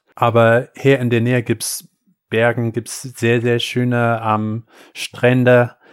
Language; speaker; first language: German; non-native, fluent; English